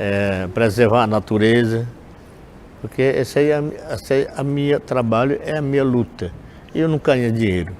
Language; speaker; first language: Portuguese; non-native, local second language; Yanomámi